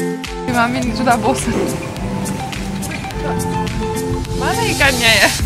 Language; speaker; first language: Indonesian; non-native, fluent; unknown